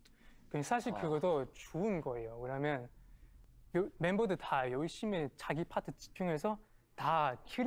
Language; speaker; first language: Korean; non-native, fluent; Chinese